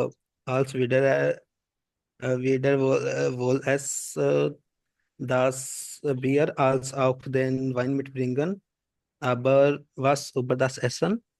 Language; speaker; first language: German; non-native, learner; Urdu